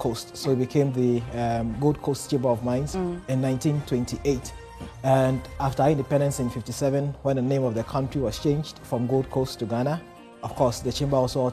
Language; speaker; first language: English; non-native, local second language; Akan